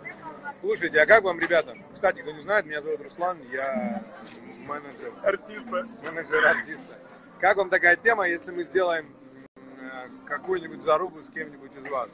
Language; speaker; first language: Russian; native; Russian